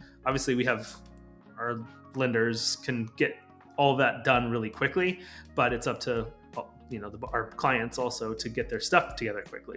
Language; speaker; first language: English; native; English